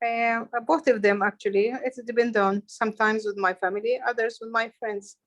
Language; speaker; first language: English; non-native, learner; Arabic